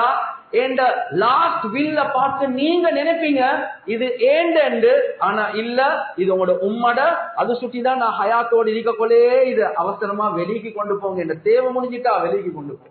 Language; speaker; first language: Tamil; native; Tamil